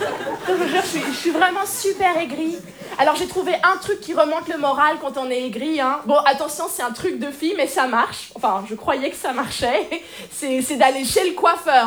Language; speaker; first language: French; native; French